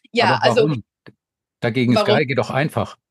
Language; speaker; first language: German; native; German